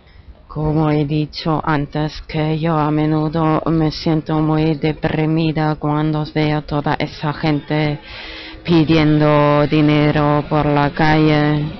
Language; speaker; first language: Spanish; non-native, fluent; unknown